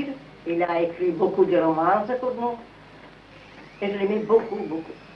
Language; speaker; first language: French; non-native, fluent; Italian